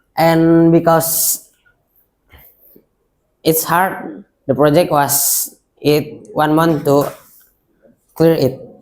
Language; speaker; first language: English; non-native, local second language; Indonesian